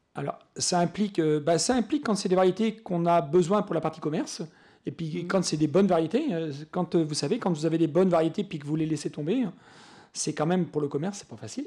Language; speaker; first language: French; native; French